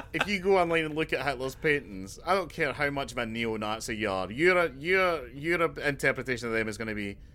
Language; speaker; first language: English; native; English